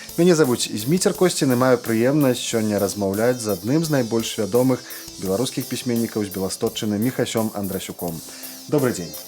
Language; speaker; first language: Belarusian; native; Belarusian